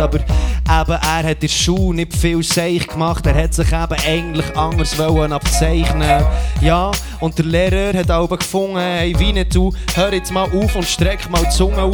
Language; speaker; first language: German; native; German